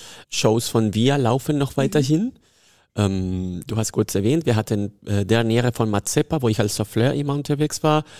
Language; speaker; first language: German; non-native, fluent; Spanish